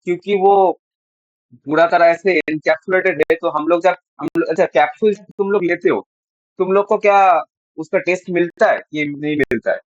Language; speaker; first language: Hindi; non-native, local second language; Bangla